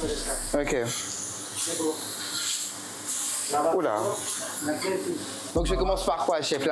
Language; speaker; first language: French; native; French